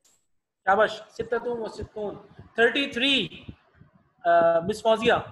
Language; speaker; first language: Arabic; non-native, fluent; Urdu